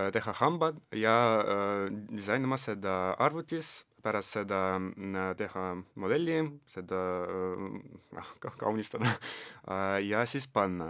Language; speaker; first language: Estonian; non-native, local second language; Russian